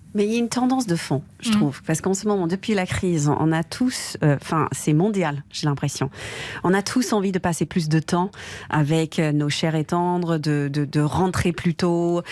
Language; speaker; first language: French; non-native, fluent; Swedish